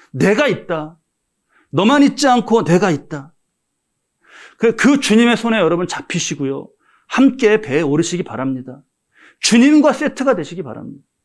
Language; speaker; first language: Korean; native; Korean